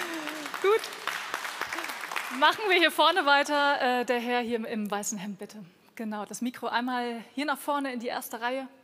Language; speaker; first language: German; native; German